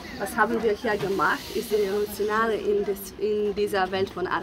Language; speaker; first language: German; non-native, learner; Bosnian